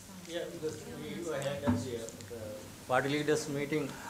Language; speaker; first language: English; non-native, local second language; Sinhala